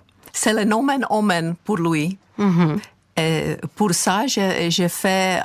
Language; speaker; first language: French; non-native, fluent; Czech